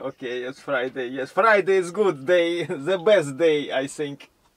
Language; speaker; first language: English; non-native, learner; Russian